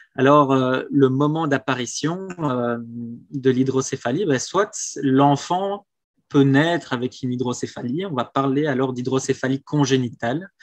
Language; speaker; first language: French; native; French